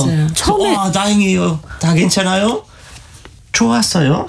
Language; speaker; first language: Korean; non-native, learner; German